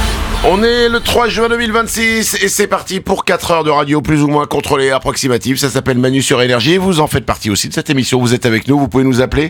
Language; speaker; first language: French; native; French